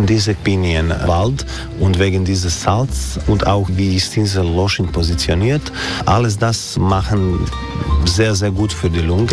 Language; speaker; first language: German; non-native, learner; Croatian